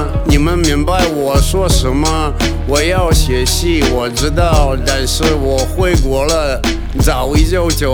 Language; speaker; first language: Chinese; non-native, learner; Russian